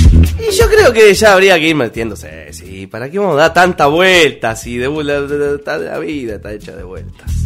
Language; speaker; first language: Spanish; native; Spanish